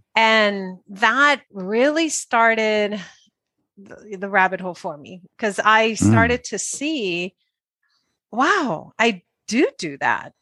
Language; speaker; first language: English; non-native, fluent; Spanish